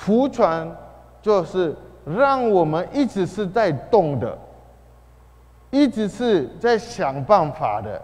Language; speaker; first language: Chinese; non-native, fluent; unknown